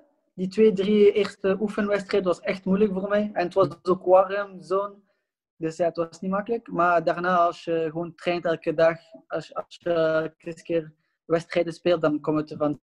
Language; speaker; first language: Dutch; non-native, local second language; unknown